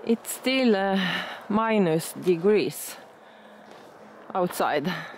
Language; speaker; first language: English; non-native, learner; Norwegian